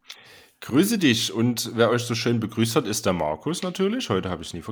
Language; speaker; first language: German; native; German